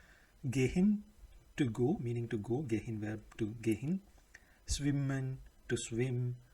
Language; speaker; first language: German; non-native, learner; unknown